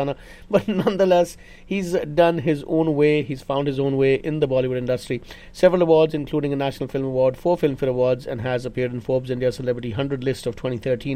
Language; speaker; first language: Hindi; native; Hindi